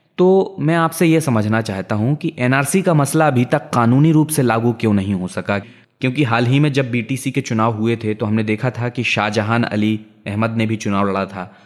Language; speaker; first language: Hindi; native; Hindi